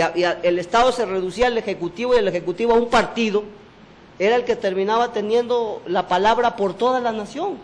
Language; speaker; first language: Spanish; native; Spanish